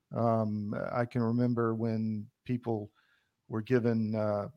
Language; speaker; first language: English; native; English